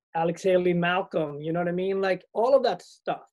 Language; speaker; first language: English; early bilingual, other home language; Swedish